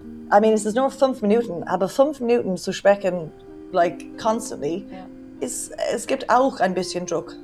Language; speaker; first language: German; non-native, learner; English